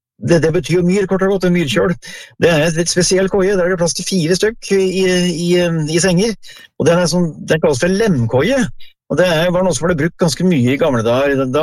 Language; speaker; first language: Norwegian; native; Norwegian